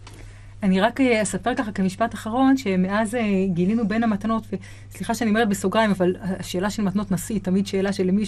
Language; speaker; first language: Hebrew; native; Hebrew